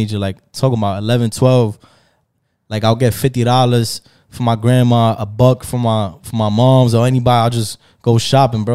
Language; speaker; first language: English; early bilingual, other home language; Spanish